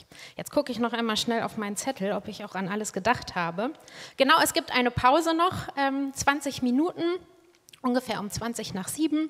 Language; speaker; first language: German; native; German